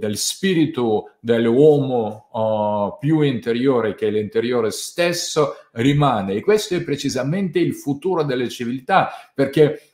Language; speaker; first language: Italian; non-native, fluent; Russian